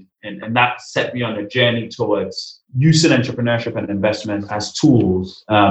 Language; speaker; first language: English; non-native, local second language; Akan